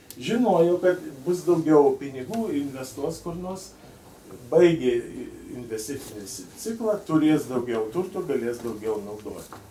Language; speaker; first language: Lithuanian; early bilingual, heritage; Lithuanian